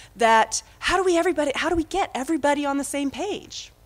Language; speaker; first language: English; native; English